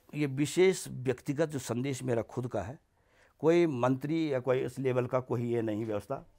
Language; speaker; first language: Hindi; native; Hindi